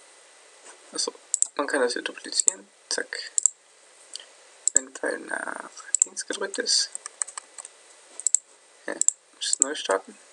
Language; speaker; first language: German; native; German